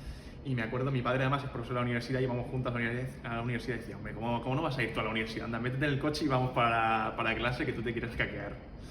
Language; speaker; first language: Spanish; native; Spanish